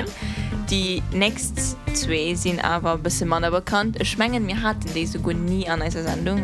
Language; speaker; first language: German; non-native, local second language; Luxembourgish